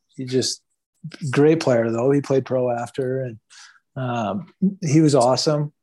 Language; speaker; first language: English; native; English